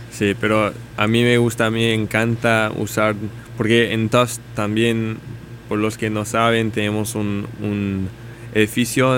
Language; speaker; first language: Spanish; non-native, learner; English